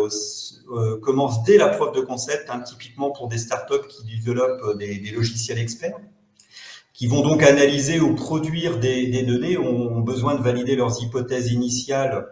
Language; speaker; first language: French; native; French